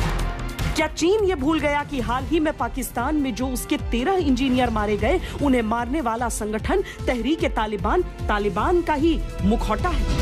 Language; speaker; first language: Hindi; native; Hindi